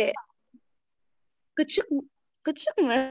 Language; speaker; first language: Turkish; non-native, learner; Arabic